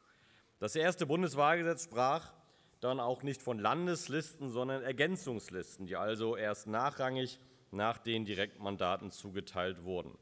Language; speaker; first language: German; native; German